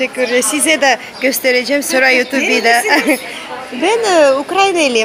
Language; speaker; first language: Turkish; non-native, learner; Russian